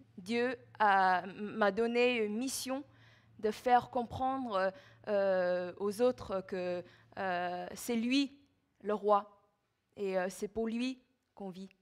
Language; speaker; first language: French; non-native, fluent; Chinese